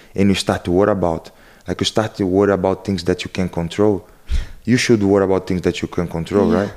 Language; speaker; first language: English; non-native, learner; Portuguese